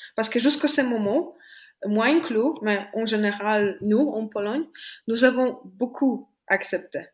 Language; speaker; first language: French; non-native, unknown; Polish